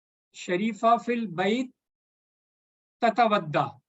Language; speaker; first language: Arabic; non-native, learner; Urdu